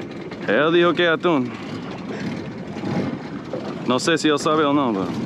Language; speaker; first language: Spanish; non-native, learner; English